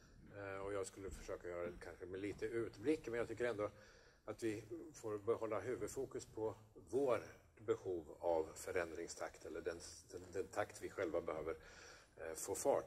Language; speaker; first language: Swedish; native; Swedish